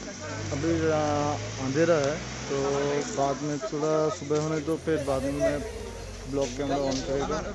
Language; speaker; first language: Hindi; non-native, local second language; Bangla